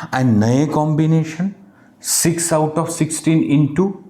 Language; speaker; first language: Hindi; non-native, local second language; Marathi